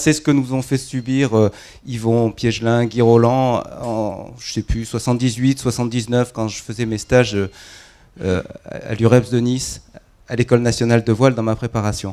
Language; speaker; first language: French; native; French